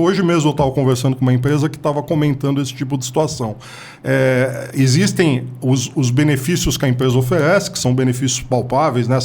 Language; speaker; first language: Portuguese; native; Portuguese